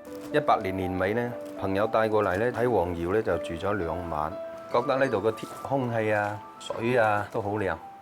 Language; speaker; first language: Chinese; native; Chinese